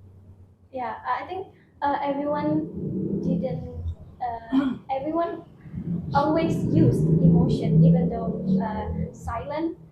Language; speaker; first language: English; non-native, learner; Indonesian